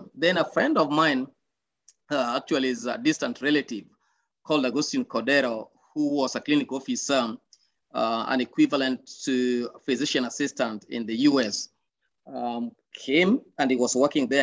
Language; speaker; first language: English; non-native, local second language; Luo (Kenya and Tanzania)